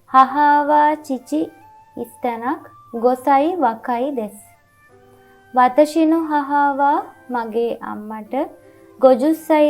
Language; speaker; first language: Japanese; non-native, fluent; Sinhala